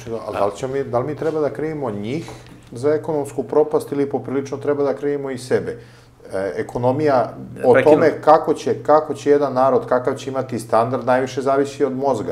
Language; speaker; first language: Serbian; native; Serbian